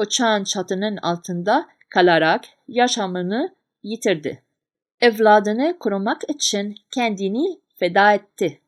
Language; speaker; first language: Turkish; non-native, fluent; Arabic